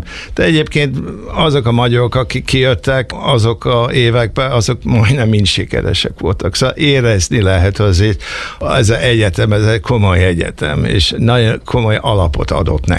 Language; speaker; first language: Hungarian; early bilingual, heritage; Hungarian